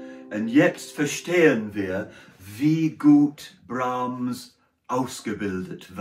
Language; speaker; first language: German; non-native, fluent; English